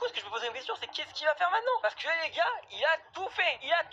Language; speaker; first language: French; native; French